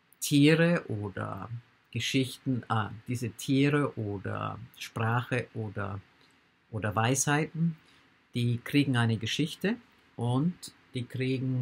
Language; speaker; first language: German; non-native, fluent; English